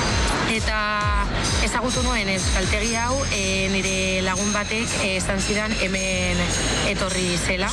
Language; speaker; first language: Basque; non-native, local second language; Spanish